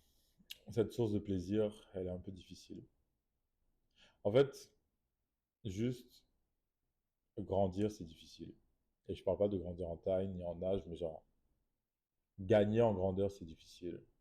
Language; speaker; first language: French; native; French